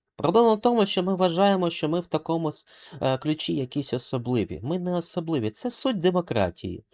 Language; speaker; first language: Ukrainian; non-native, local second language; Russian